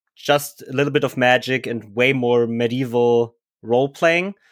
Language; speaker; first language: English; non-native, fluent; German